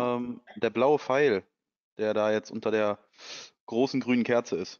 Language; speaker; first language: German; native; German